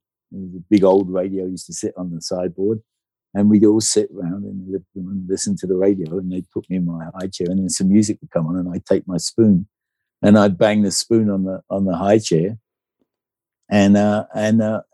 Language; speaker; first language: English; native; English